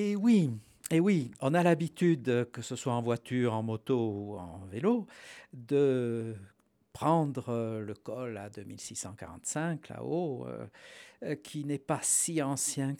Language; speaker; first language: French; native; French